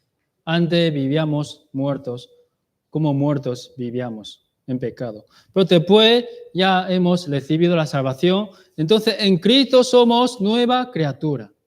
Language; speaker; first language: Spanish; non-native, learner; Chinese